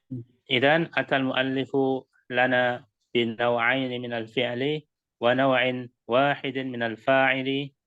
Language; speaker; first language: Arabic; non-native, learner; Indonesian